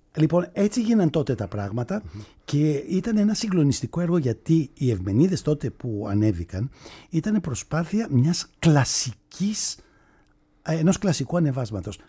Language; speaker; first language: Greek; native; Greek